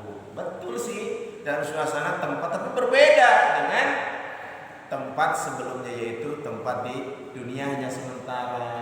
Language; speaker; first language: Indonesian; native; Indonesian